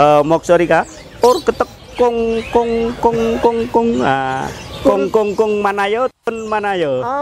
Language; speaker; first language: Korean; non-native, learner; Indonesian